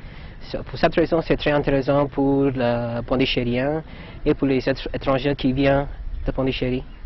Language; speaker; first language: French; non-native, learner; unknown